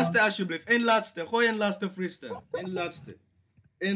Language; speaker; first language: Dutch; non-native, fluent; English